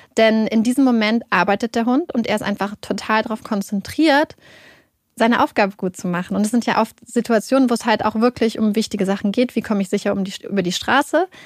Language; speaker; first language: German; native; German